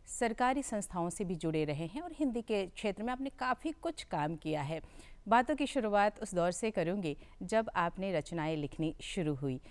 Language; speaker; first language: Hindi; native; Hindi